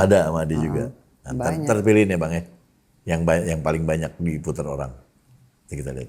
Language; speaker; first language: Indonesian; native; Indonesian